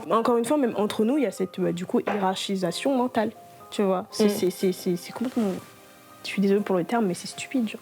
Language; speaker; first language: French; non-native, local second language; Lingala